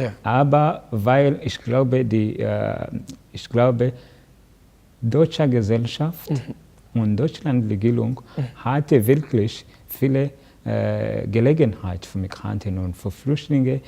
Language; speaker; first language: German; non-native, learner; Kinyarwanda